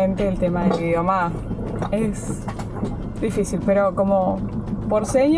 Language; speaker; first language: Spanish; native; Spanish